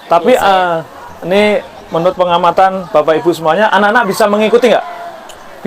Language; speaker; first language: Indonesian; native; Indonesian